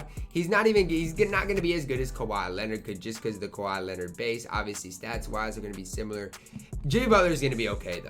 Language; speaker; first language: English; native; English